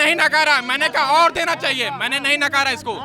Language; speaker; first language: Hindi; native; Hindi